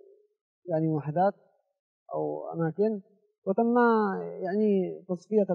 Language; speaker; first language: Arabic; native; Arabic